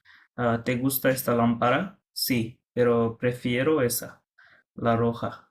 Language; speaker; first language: Spanish; non-native, fluent; Bangla